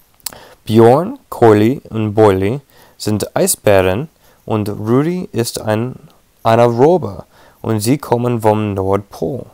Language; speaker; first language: German; non-native, learner; English